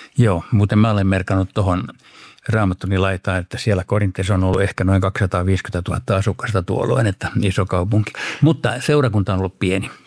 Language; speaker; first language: Finnish; native; Finnish